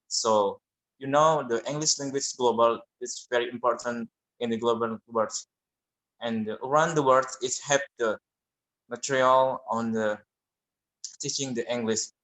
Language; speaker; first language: English; non-native, learner; Indonesian